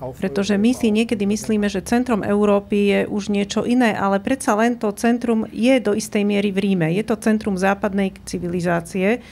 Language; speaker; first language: Slovak; native; Slovak